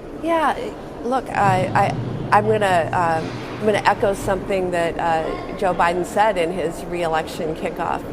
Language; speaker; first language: English; native; English